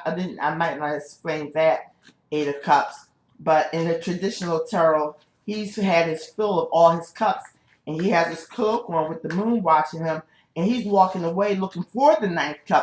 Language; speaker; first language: English; native; English